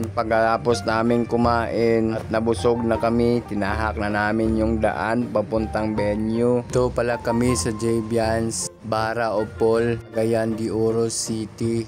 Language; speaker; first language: Filipino; non-native, local second language; Cebuano